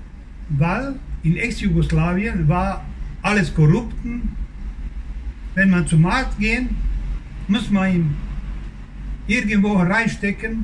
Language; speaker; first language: German; non-native, learner; Croatian